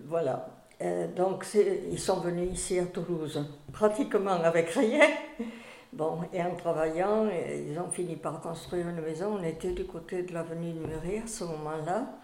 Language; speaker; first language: French; native; French